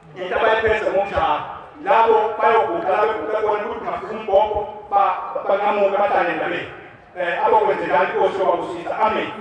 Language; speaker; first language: Zulu; native; Zulu